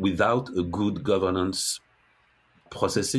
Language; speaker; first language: English; non-native, fluent; French